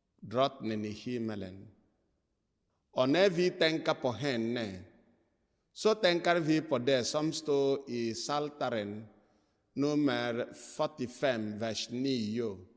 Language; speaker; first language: Swedish; non-native, fluent; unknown